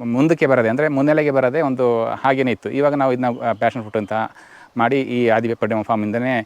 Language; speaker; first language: Kannada; non-native, local second language; Kodava